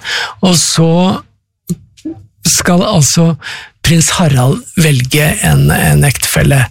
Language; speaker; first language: Norwegian; native; Norwegian